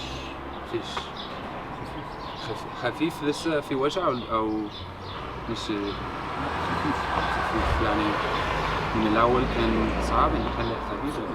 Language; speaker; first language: Arabic; non-native, learner; English